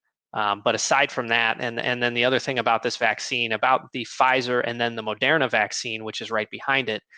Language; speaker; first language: English; native; English